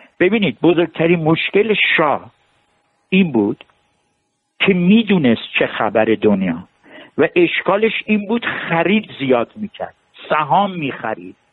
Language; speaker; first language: Persian; non-native, local second language; Armenian